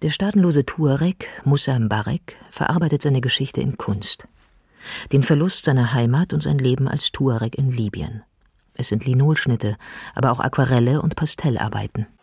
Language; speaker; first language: German; native; German